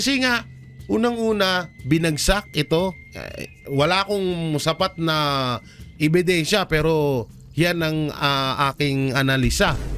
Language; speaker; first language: Filipino; native; Filipino